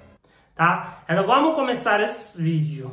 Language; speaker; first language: Portuguese; non-native, learner; Hindi